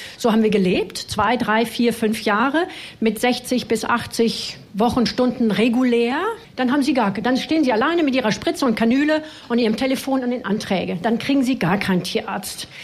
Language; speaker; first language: German; non-native, fluent; French